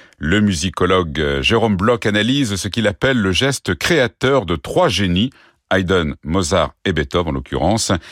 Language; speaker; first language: French; native; French